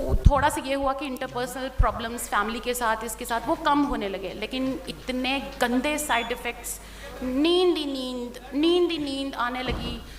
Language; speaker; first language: Hindi; native; Hindi